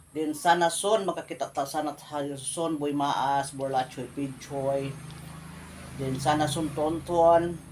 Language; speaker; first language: Filipino; native; Filipino